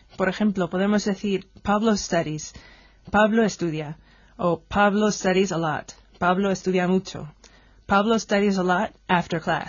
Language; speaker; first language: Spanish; non-native, fluent; English